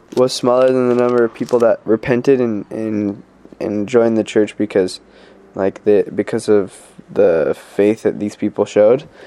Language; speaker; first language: English; native; English